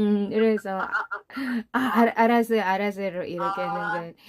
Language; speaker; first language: Korean; non-native, fluent; Filipino